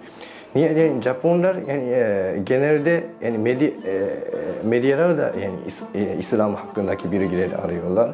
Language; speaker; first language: Turkish; non-native, learner; Japanese